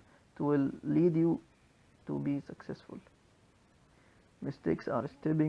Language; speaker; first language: English; non-native, local second language; Arabic